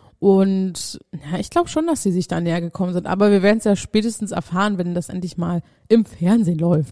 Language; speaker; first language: German; native; German